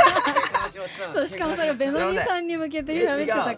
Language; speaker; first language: Japanese; native; Japanese